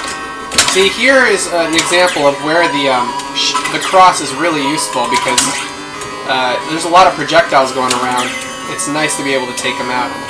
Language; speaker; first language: English; native; English